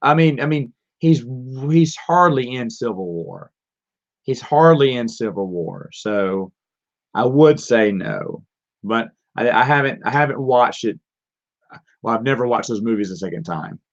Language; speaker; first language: English; native; English